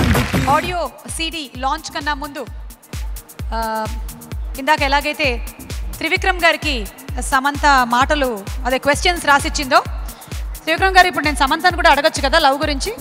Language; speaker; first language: Telugu; native; Telugu